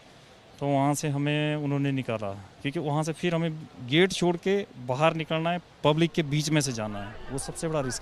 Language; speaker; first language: Hindi; native; Hindi